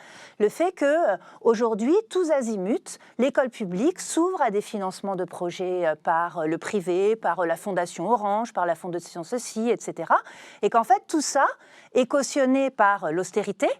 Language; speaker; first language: French; native; French